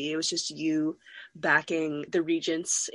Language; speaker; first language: English; native; English